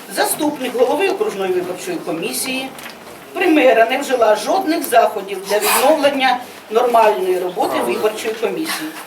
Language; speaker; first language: Ukrainian; native; Ukrainian